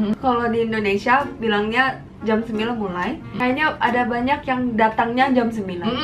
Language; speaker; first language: Indonesian; early bilingual, heritage; Korean